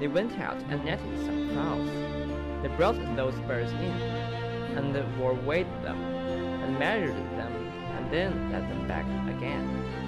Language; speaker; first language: English; non-native, learner; Chinese